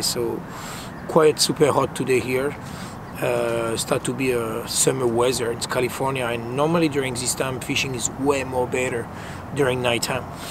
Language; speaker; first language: English; non-native, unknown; French